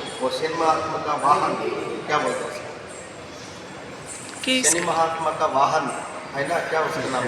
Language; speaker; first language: Hindi; non-native, learner; Telugu